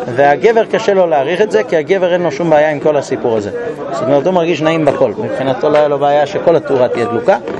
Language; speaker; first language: Hebrew; non-native, fluent; English